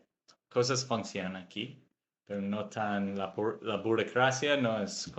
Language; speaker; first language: Spanish; non-native, fluent; English